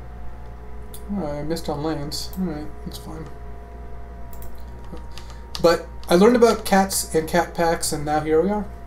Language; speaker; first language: English; native; English